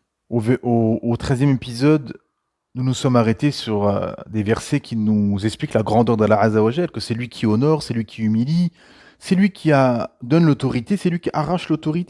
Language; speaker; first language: French; native; French